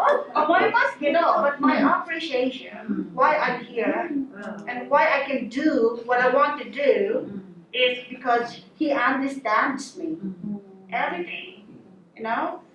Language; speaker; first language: English; non-native, local second language; Filipino